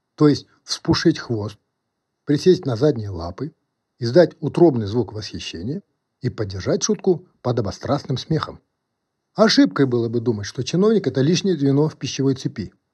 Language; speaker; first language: Russian; non-native, local second language; Kazakh